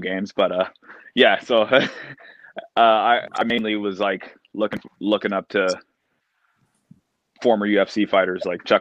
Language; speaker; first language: English; native; English